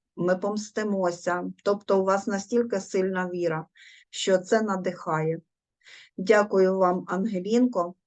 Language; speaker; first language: Ukrainian; native; Ukrainian